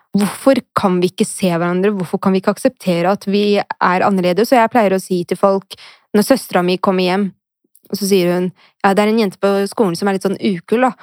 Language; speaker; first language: Norwegian; early bilingual, other home language; Arabic